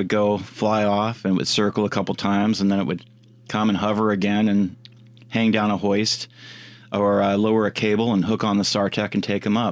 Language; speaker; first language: English; native; English